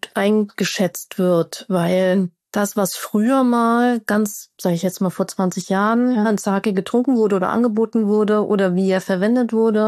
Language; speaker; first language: German; native; German